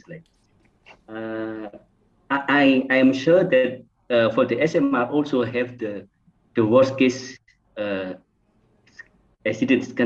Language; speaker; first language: English; non-native, fluent; Indonesian